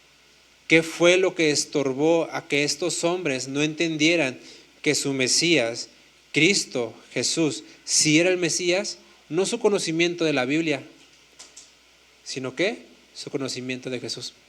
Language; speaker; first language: Spanish; native; Spanish